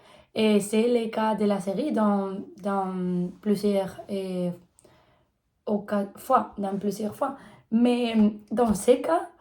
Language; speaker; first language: French; non-native, learner; Spanish